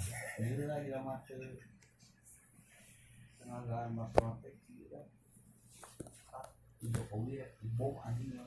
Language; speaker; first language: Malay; non-native, local second language; Sundanese